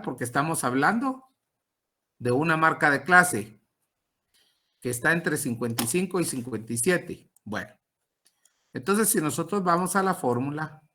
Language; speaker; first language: Spanish; native; Spanish